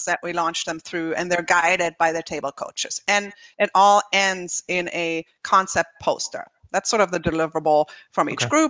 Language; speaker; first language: English; non-native, fluent; German